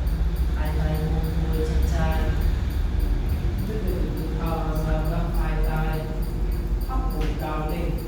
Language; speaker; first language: Vietnamese; non-native, learner; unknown